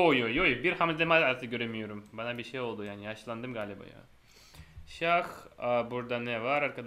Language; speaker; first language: Turkish; non-native, fluent; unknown